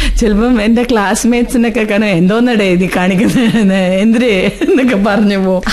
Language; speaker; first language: Malayalam; early bilingual, heritage; Malayalam